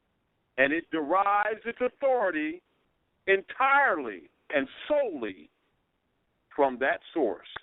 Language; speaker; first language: English; native; English